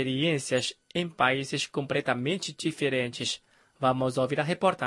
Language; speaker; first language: Portuguese; non-native, fluent; Chinese